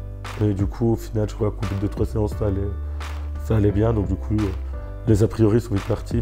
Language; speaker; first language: French; native; French